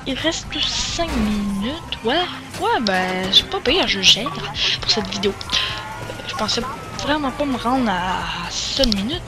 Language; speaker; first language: French; native; French